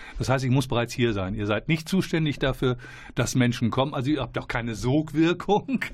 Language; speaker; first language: German; native; German